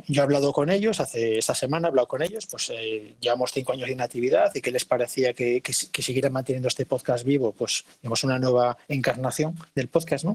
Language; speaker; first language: Spanish; native; Spanish